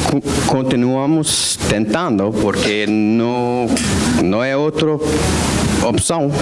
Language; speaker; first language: Portuguese; non-native, fluent; English